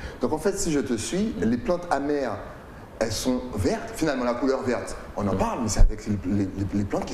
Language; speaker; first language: French; native; French